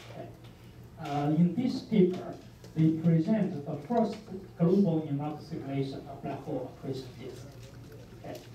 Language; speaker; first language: English; non-native, fluent; Chinese